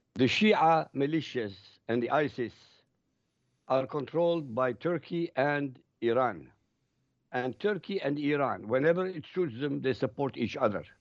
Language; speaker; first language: English; non-native, fluent; Arabic